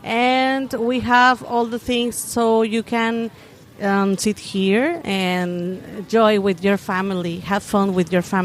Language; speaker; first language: English; non-native, learner; Spanish